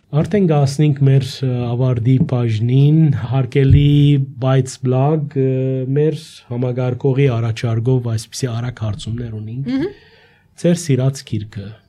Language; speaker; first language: Armenian; early bilingual, heritage; Armenian